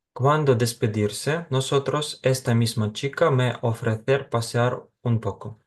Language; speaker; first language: Spanish; non-native, fluent; Ukrainian